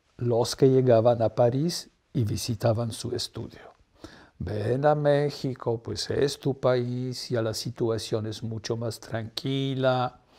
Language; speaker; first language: Spanish; non-native, fluent; Polish